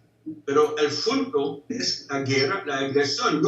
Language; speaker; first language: Spanish; non-native, fluent; English